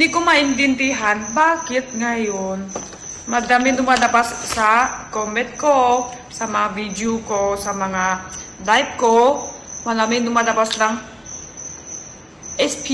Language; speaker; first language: Filipino; non-native, learner; Chinese